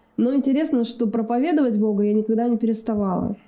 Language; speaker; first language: Russian; native; Russian